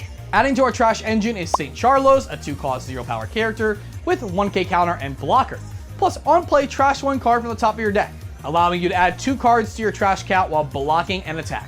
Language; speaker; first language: English; native; English